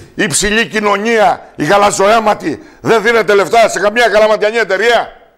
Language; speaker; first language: Greek; native; Greek